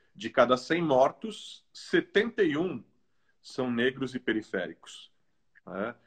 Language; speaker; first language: Portuguese; native; Portuguese